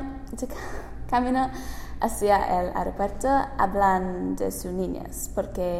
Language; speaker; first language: Spanish; non-native, learner; English